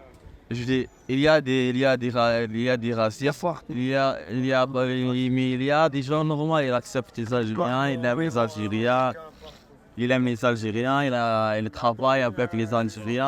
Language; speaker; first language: French; non-native, local second language; Arabic